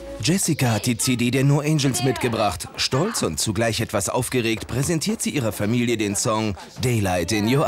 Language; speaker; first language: German; native; German